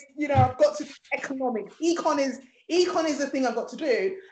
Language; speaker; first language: English; early bilingual, other home language; Yoruba